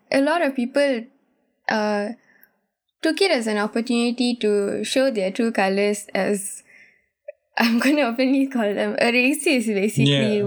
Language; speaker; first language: English; non-native, local second language; Tamil